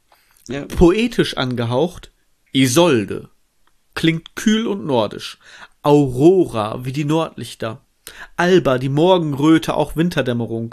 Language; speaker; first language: German; native; German